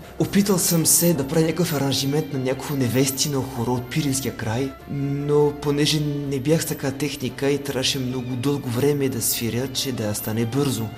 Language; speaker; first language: Bulgarian; non-native, fluent; French